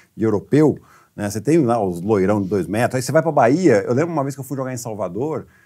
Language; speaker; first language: Portuguese; native; Portuguese